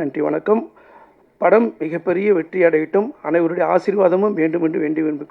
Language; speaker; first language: Tamil; native; Tamil